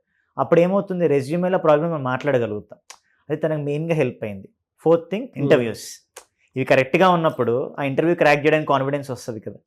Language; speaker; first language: Telugu; native; Telugu